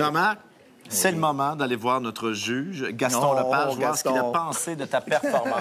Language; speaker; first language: French; native; French